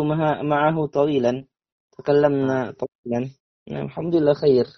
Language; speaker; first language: Arabic; non-native, learner; Indonesian